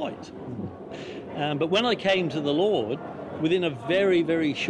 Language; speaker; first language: English; native; English